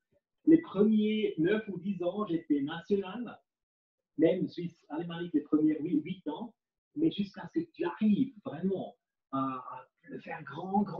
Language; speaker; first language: French; non-native, fluent; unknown